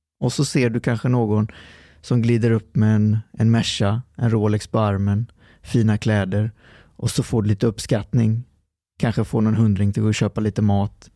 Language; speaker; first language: Swedish; early bilingual, other home language; Arabic